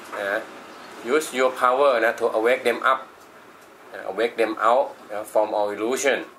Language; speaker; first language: English; non-native, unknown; Thai